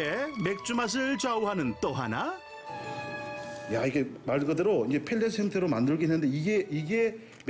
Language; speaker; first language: Korean; native; Korean